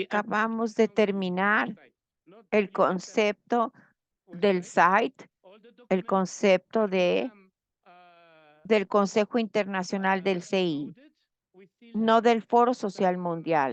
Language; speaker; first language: Spanish; non-native, fluent; Portuguese